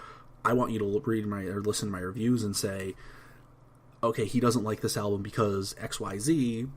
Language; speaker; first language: English; native; English